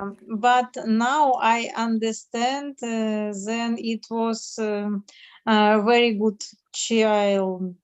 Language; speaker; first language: English; non-native, learner; Russian